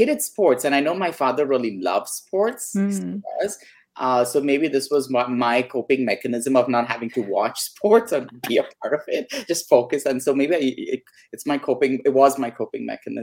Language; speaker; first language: English; non-native, local second language; Hindi